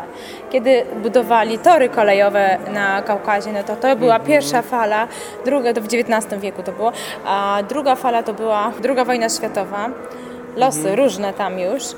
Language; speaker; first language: Polish; non-native, fluent; Armenian